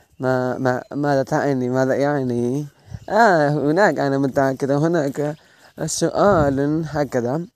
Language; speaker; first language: Arabic; non-native, learner; Malayalam